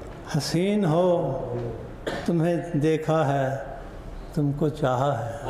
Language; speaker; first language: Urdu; non-native, local second language; Punjabi